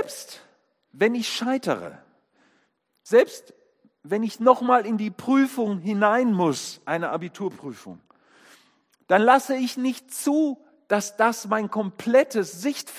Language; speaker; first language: German; native; German